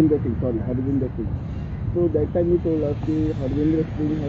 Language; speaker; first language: English; non-native, local second language; Hindi